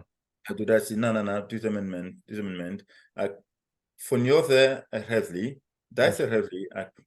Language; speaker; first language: Welsh; non-native, fluent; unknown